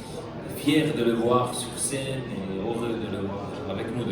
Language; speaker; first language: French; non-native, local second language; German